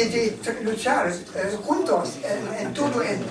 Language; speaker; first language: Spanish; non-native, learner; German